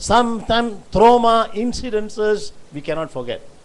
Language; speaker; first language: English; non-native, local second language; Tamil